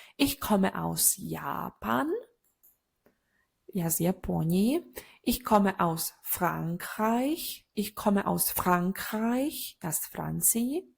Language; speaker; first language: German; non-native, learner; Ukrainian